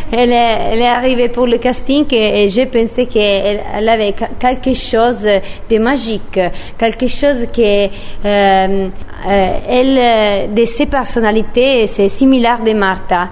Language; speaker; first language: French; non-native, learner; Italian